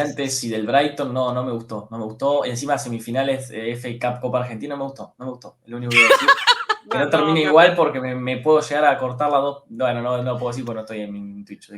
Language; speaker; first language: Spanish; native; Spanish